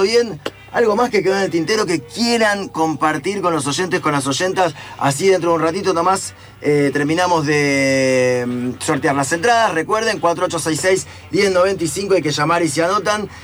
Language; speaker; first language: Spanish; native; Spanish